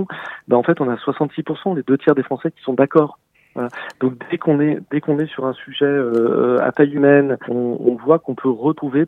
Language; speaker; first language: French; native; French